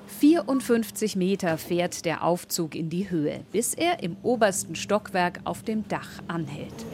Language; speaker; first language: German; native; German